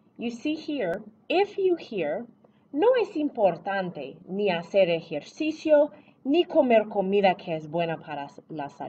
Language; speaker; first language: Spanish; non-native, fluent; English